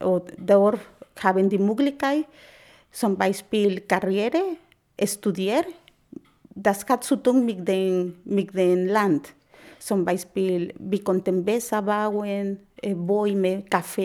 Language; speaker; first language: German; non-native, fluent; Spanish